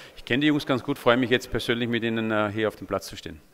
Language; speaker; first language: German; native; German